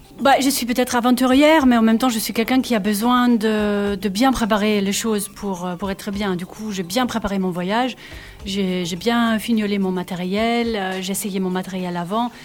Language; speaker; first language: French; non-native, fluent; German